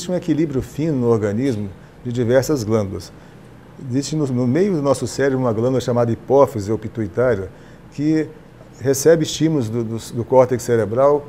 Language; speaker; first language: Portuguese; native; Portuguese